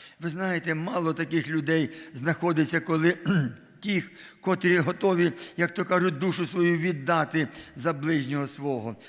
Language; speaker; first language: Ukrainian; non-native, local second language; Russian